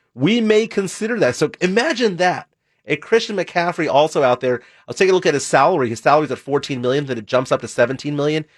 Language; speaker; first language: English; native; English